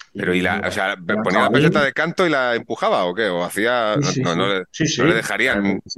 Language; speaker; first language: Spanish; native; Spanish